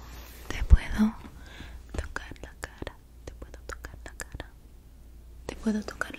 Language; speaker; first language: Spanish; early bilingual, heritage; Spanish